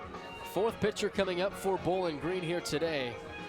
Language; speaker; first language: English; native; English